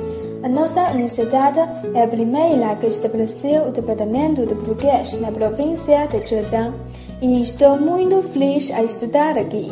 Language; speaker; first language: Portuguese; non-native, learner; Chinese